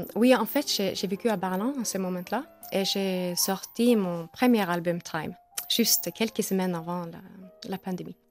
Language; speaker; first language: French; native; French